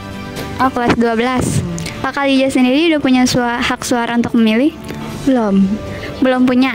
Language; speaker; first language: Indonesian; native; Indonesian